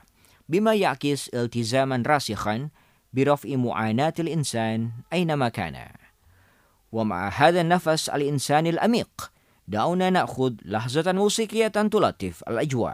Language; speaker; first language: Arabic; non-native, fluent; Indonesian